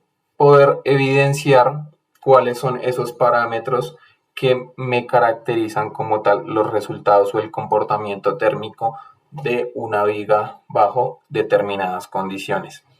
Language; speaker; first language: Spanish; native; Spanish